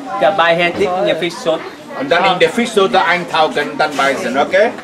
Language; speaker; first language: German; non-native, learner; Vietnamese